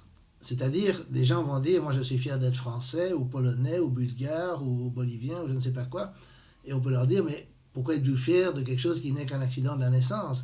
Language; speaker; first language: French; native; French